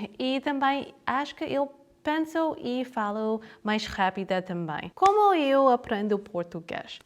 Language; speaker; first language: Portuguese; non-native, learner; English